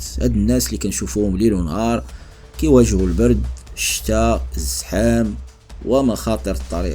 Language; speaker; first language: Arabic; native; Arabic